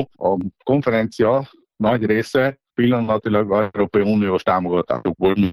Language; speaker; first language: Hungarian; native; Hungarian